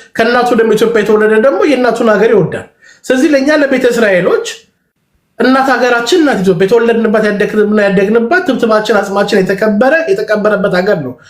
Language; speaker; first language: Amharic; native; Amharic